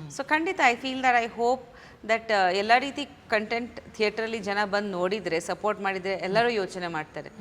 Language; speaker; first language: Kannada; non-native, fluent; Bangla